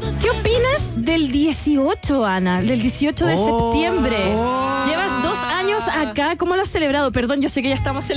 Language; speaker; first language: Spanish; native; Spanish